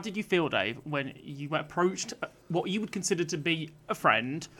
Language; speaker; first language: English; native; English